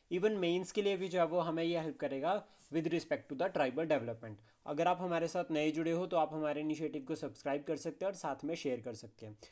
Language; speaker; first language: Hindi; native; Hindi